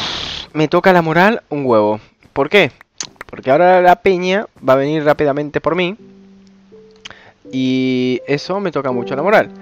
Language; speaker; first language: Spanish; native; Spanish